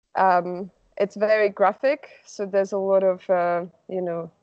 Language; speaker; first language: English; non-native, fluent; Slovak